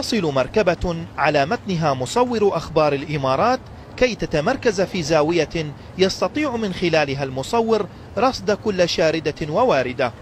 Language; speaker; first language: Arabic; native; Arabic